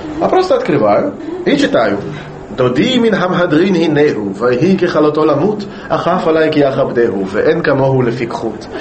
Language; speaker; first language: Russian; non-native, fluent; Hebrew